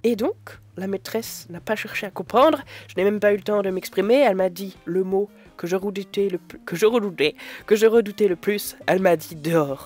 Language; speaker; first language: French; native; French